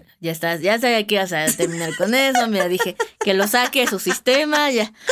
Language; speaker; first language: Spanish; native; Spanish